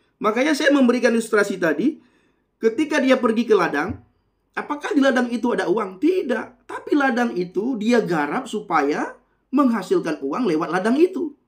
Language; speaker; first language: Indonesian; non-native, local second language; Achinese